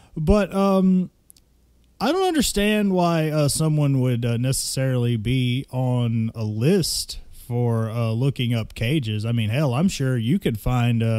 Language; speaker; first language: English; native; English